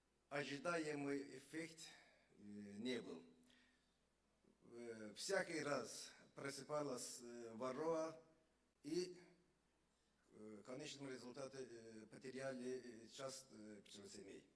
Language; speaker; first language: Russian; non-native, fluent; Azerbaijani